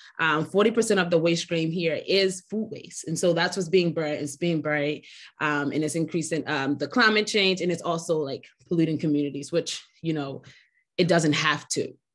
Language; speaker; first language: English; native; English